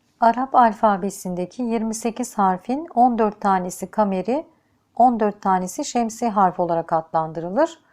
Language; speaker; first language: Turkish; native; Turkish